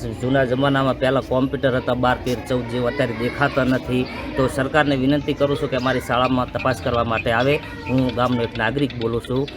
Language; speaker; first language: Gujarati; native; Gujarati